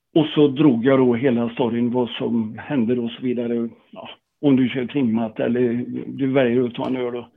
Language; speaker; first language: Swedish; native; Swedish